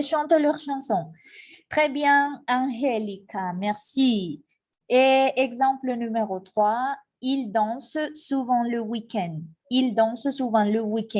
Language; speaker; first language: French; non-native, fluent; Spanish